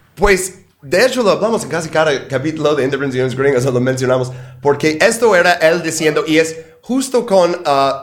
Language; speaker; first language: Spanish; non-native, fluent; English